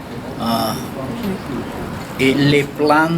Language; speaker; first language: French; non-native, fluent; Spanish